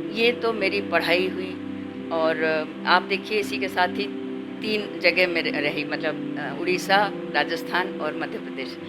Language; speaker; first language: Hindi; non-native, local second language; Odia